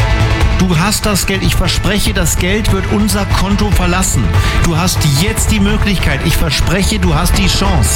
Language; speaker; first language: German; native; German